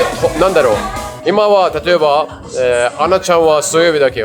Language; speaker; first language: Japanese; non-native, learner; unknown